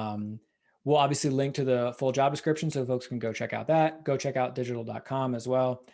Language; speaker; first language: English; native; English